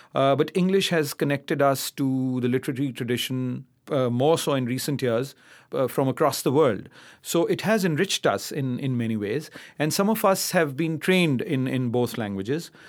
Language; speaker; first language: English; non-native, local second language; Urdu